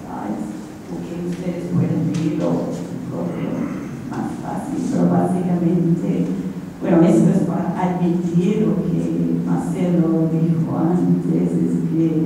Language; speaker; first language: Spanish; non-native, fluent; English